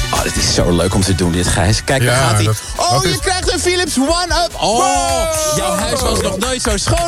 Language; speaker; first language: Dutch; native; Dutch